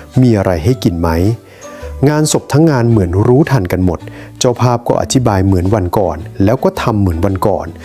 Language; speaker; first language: Thai; native; Thai